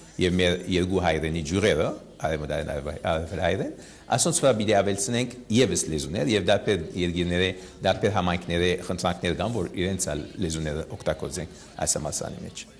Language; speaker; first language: Armenian; early bilingual, heritage; Armenian